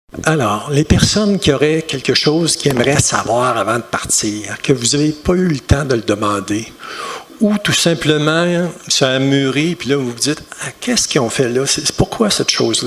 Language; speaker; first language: French; native; French